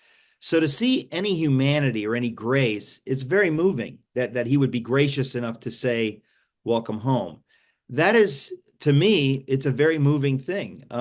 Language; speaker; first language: English; native; English